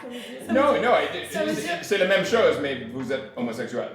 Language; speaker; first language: French; non-native, learner; English